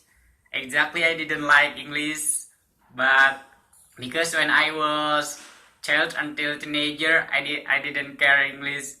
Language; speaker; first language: English; non-native, learner; Indonesian